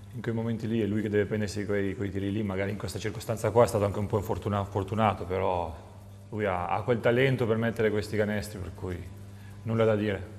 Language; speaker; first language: Italian; non-native, fluent; Albanian